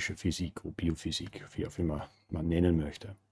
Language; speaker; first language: German; non-native, fluent; English